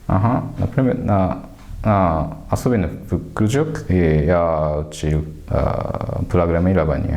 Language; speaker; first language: Russian; non-native, learner; Japanese